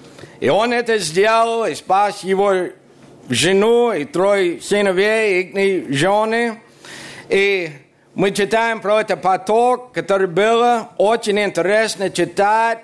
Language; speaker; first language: Russian; non-native, fluent; English